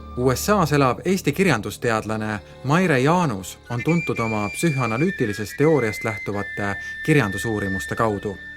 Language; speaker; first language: Estonian; native; Estonian